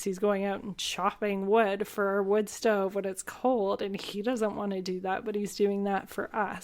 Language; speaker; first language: English; native; English